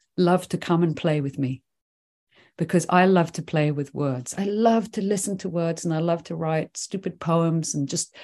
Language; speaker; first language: English; early bilingual, other home language; Swedish